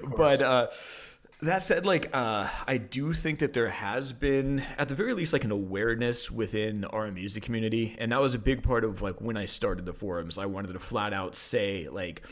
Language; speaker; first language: English; native; English